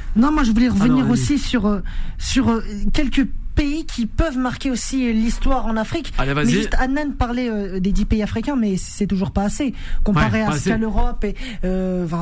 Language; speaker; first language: French; native; French